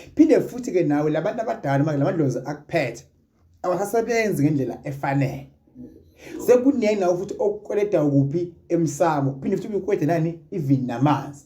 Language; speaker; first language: Zulu; native; Zulu